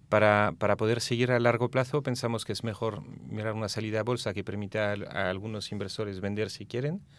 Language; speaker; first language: Spanish; non-native, fluent; French